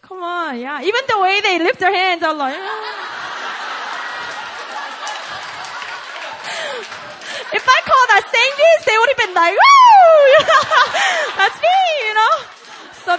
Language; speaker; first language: English; non-native, fluent; Korean